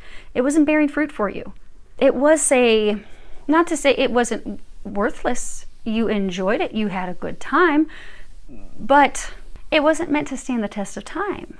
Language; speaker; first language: English; native; English